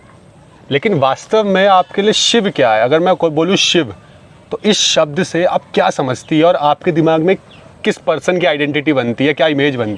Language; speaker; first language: Hindi; native; Hindi